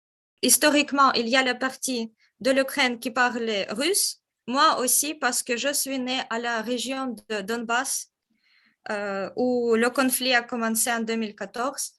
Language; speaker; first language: French; non-native, fluent; Russian